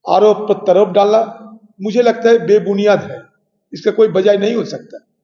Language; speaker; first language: Hindi; non-native, local second language; Bangla